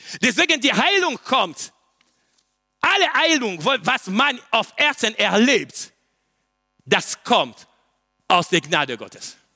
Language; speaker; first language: German; non-native, learner; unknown